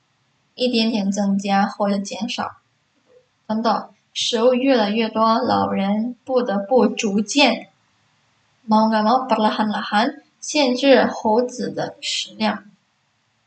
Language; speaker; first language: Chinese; non-native, fluent; Indonesian